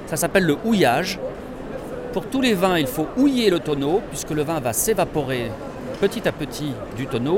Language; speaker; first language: French; native; French